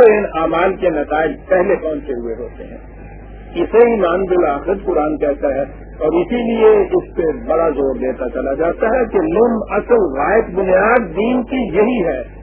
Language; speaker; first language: Urdu; non-native, local second language; Punjabi